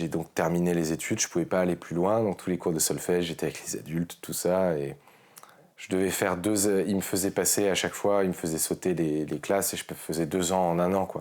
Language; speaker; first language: French; native; French